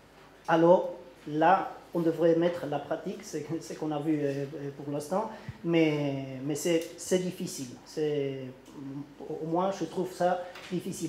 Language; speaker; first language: French; non-native, learner; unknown